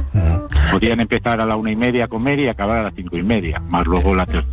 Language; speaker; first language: Spanish; native; Spanish